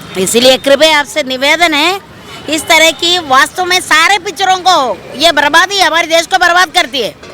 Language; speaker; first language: Hindi; non-native, local second language; Malayalam